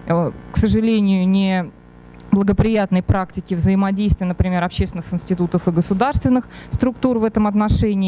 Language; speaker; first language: Russian; native; Russian